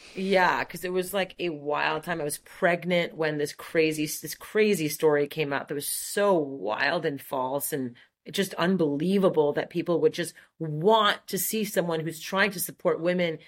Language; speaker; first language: English; non-native, fluent; French